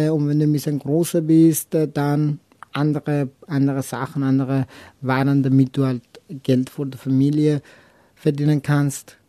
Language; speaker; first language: German; non-native, local second language; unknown